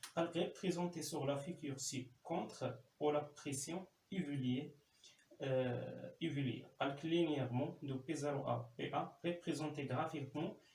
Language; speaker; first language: French; non-native, local second language; Arabic